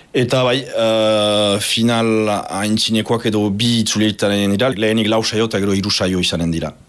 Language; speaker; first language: Basque; native; Basque